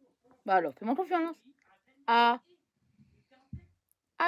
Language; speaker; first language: French; native; French